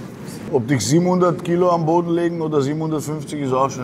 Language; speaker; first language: German; native; German